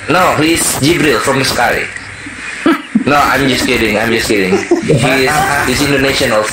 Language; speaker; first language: English; non-native, fluent; Indonesian